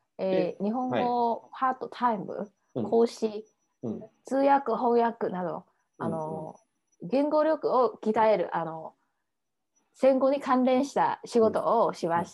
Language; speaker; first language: Japanese; non-native, fluent; Vietnamese